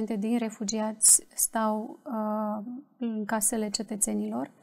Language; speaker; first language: Romanian; native; Romanian